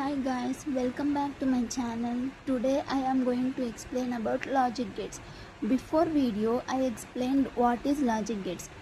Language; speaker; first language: English; non-native, local second language; Telugu